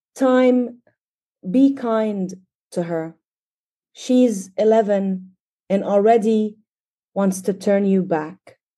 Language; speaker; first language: English; non-native, fluent; Arabic